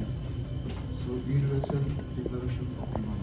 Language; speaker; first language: English; non-native, learner; French